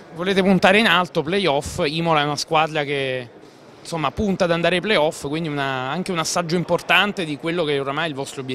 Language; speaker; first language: Italian; native; Italian